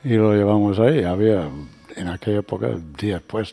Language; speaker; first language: Spanish; non-native, fluent; English